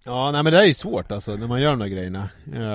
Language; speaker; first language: Swedish; native; Swedish